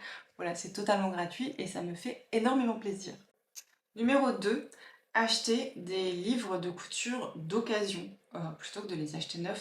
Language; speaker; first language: French; native; French